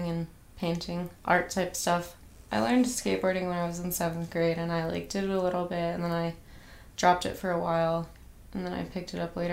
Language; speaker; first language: English; native; English